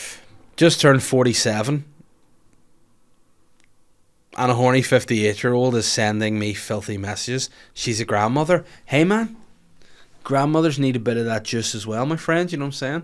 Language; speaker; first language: English; native; English